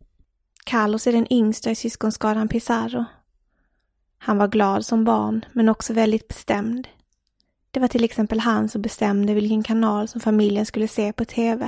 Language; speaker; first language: Swedish; native; Swedish